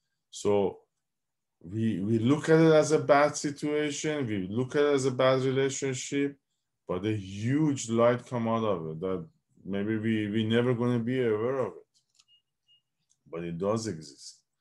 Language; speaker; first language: English; non-native, fluent; Persian